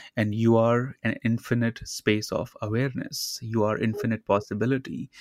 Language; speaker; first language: English; non-native, local second language; Hindi